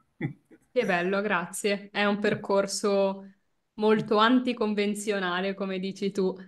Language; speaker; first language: Italian; native; Italian